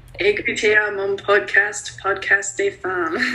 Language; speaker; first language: French; non-native, learner; English